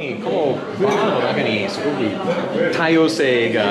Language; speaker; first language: Japanese; non-native, fluent; English